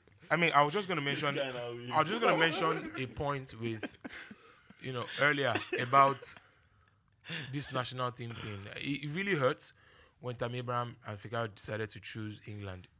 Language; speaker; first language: English; non-native, local second language; Yoruba